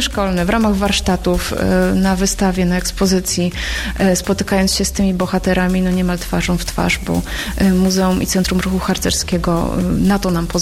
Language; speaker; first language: Polish; native; Polish